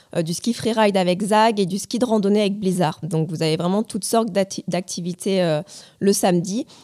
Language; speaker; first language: French; native; French